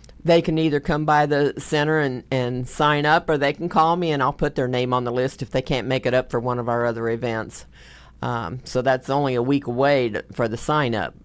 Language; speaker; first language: English; native; English